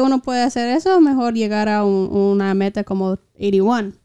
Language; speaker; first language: Spanish; non-native, fluent; English